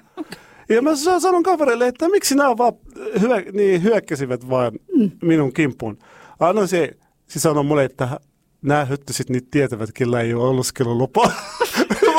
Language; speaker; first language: Finnish; non-native, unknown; Arabic